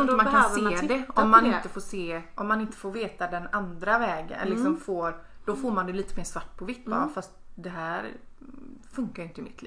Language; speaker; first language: Swedish; native; Swedish